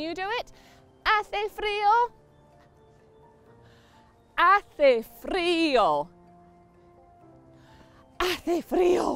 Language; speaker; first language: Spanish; non-native, fluent; English